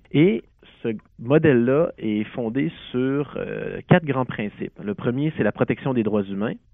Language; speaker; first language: French; native; French